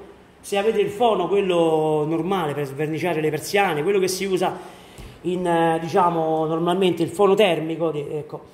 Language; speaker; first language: Italian; native; Italian